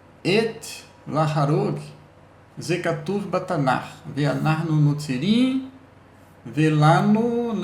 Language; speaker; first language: Hebrew; non-native, learner; Portuguese